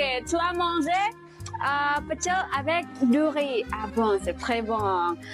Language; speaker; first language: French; non-native, fluent; Indonesian